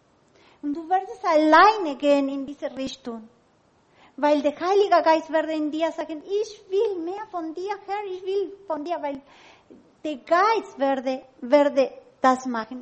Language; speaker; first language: German; non-native, learner; Spanish